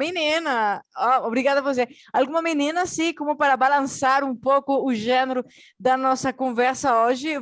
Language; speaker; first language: Portuguese; non-native, fluent; Spanish